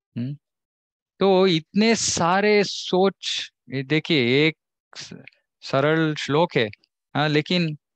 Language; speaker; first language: Hindi; non-native, local second language; Kannada